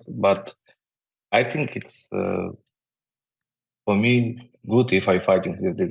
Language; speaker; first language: English; non-native, learner; Ukrainian